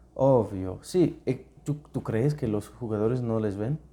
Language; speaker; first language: Spanish; non-native, fluent; English